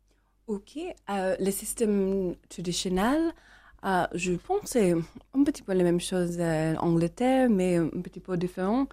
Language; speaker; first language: French; non-native, learner; English